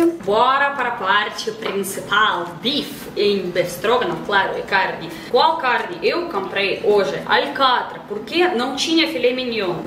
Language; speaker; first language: Portuguese; non-native, fluent; Russian